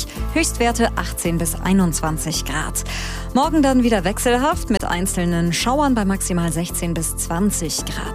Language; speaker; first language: German; native; German